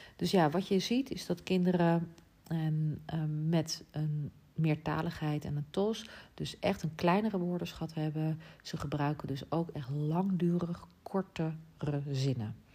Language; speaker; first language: Dutch; native; Dutch